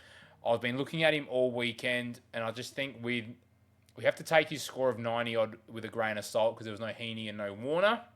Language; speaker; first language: English; native; English